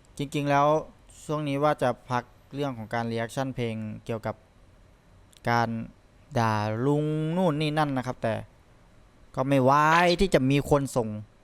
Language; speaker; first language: Thai; native; Thai